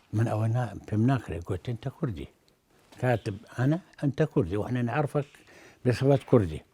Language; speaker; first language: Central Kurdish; non-native, local second language; Azerbaijani